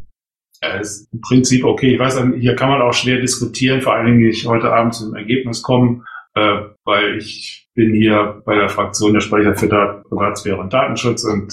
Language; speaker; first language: German; native; German